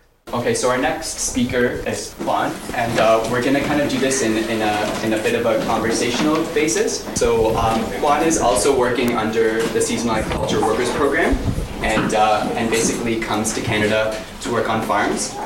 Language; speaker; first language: English; native; English